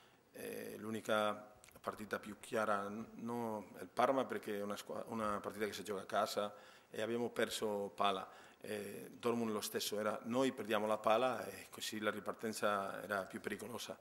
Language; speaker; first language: Italian; non-native, fluent; Spanish